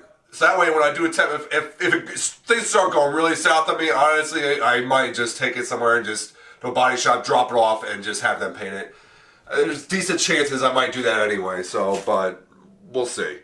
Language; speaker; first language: English; native; English